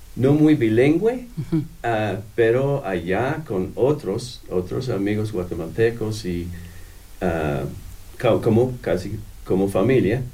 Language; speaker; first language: Spanish; non-native, fluent; English